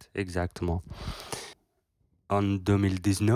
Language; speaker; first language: French; non-native, learner; Persian